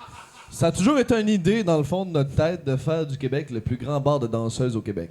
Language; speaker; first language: French; native; French